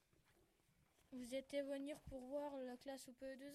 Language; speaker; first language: French; non-native, learner; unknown